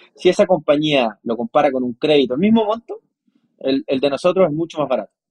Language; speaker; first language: Spanish; native; Spanish